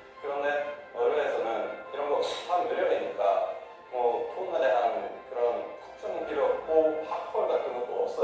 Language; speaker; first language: Korean; non-native, fluent; Norwegian